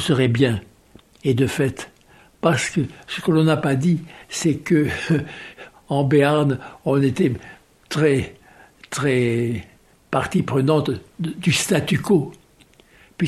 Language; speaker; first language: French; native; French